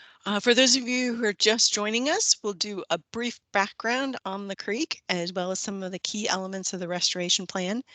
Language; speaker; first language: English; native; English